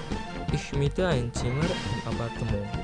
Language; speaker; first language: German; non-native, fluent; Indonesian